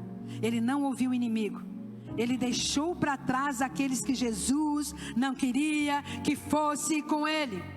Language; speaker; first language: Portuguese; native; Portuguese